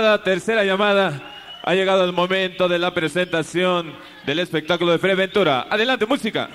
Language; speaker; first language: Spanish; native; Spanish